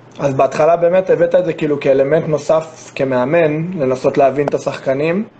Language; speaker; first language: Hebrew; non-native, fluent; English